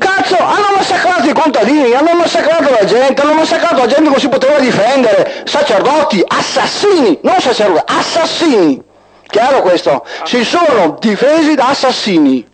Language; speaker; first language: Italian; native; Italian